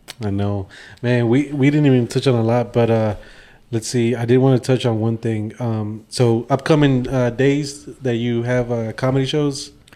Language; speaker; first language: English; early bilingual, other home language; Spanish